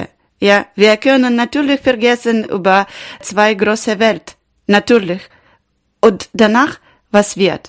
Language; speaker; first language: German; non-native, learner; Ukrainian